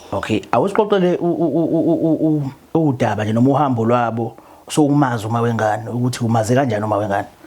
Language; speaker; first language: Zulu; native; Zulu